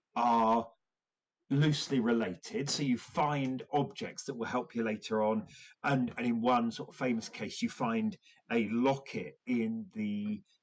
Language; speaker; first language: English; native; English